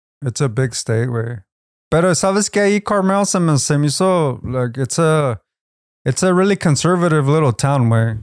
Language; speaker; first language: English; early bilingual, other home language; Spanish